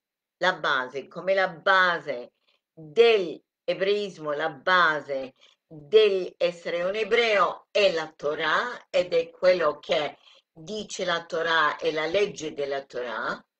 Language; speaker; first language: Italian; non-native, fluent; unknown